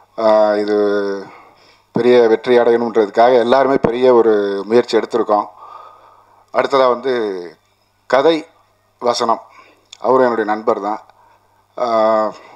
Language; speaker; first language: Tamil; native; Tamil